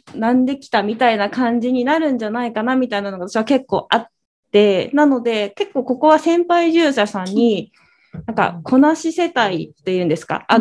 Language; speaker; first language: Japanese; native; Japanese